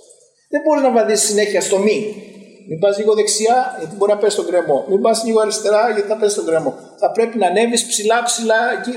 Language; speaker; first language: Greek; native; Greek